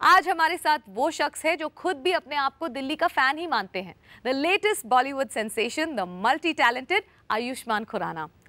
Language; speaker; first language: Hindi; native; Hindi